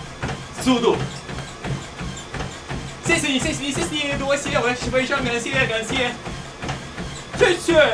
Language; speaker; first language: Chinese; non-native, learner; Russian